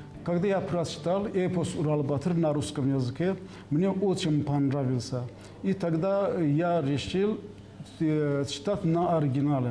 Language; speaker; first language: Russian; non-native, fluent; Azerbaijani